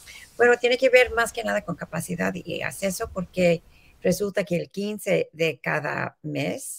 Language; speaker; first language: Spanish; early bilingual, heritage; Spanish